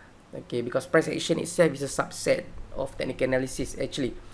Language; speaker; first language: English; non-native, local second language; Malay